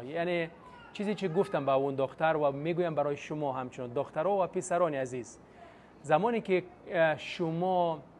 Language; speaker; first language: Persian; non-native, fluent; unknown